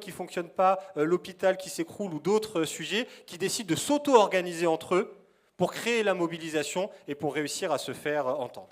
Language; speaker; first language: French; native; French